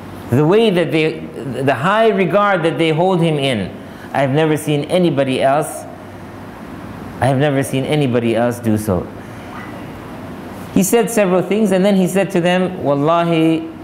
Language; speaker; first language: English; native; English